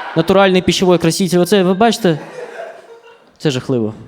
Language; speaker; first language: Ukrainian; non-native, local second language; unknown